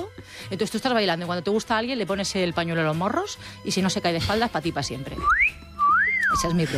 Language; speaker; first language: Spanish; native; Spanish